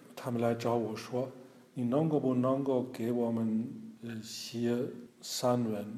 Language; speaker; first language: Chinese; non-native, fluent; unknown